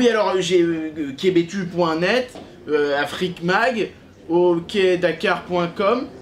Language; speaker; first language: French; native; French